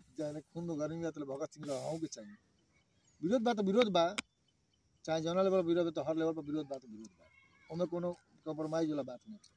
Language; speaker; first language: Bhojpuri; native; Bhojpuri